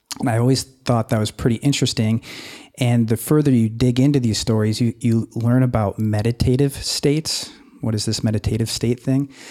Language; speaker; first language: English; native; English